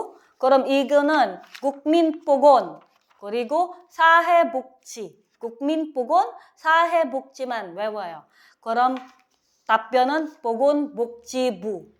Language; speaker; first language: Korean; non-native, learner; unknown